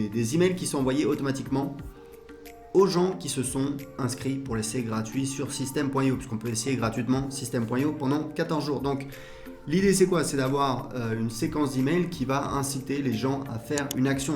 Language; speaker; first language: French; native; French